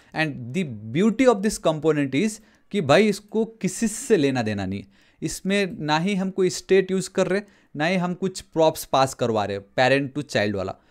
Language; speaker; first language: Hindi; non-native, local second language; Nepali